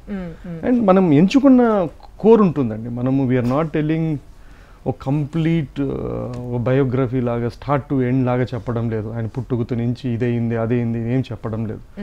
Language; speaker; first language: Telugu; native; Telugu